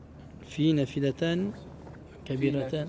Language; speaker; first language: Arabic; non-native, fluent; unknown